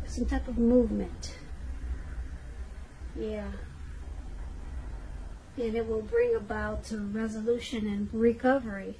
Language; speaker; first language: English; native; English